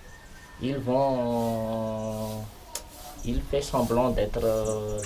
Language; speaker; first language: French; non-native, local second language; Malagasy